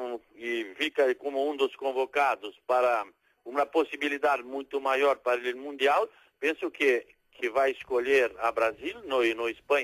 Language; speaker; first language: Spanish; non-native, fluent; Portuguese